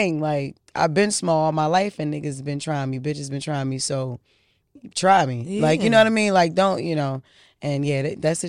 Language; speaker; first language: English; native; English